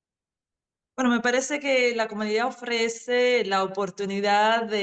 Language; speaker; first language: Spanish; non-native, fluent; Portuguese